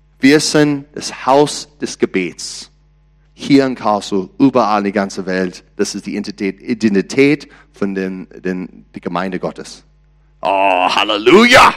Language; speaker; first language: German; non-native, learner; English